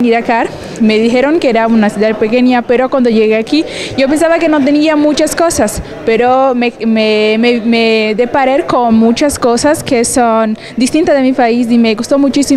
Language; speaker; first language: Spanish; non-native, fluent; Portuguese